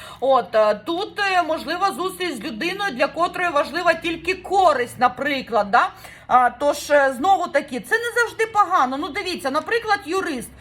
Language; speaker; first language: Ukrainian; non-native, local second language; Russian